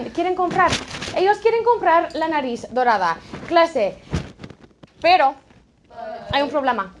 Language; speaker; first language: Spanish; non-native, fluent; English